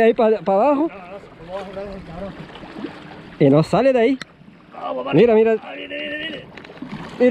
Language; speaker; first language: Spanish; non-native, learner; Portuguese